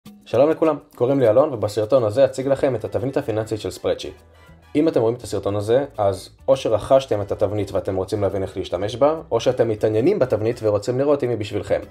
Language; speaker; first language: Hebrew; native; Hebrew